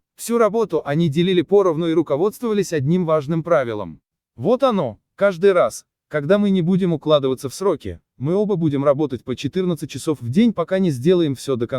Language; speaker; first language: Russian; native; Russian